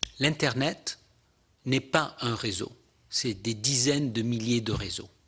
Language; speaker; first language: French; non-native, local second language; Arabic